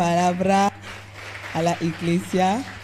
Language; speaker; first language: Spanish; non-native, learner; French